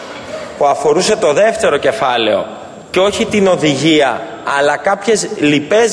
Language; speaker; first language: Greek; native; Greek